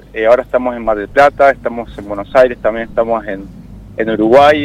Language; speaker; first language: Spanish; native; Spanish